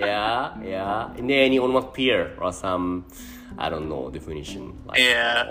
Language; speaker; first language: English; non-native, fluent; Japanese